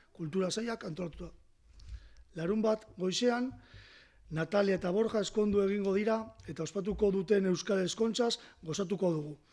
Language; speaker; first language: Basque; native; Basque